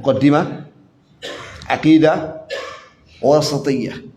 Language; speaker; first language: Arabic; non-native, fluent; Indonesian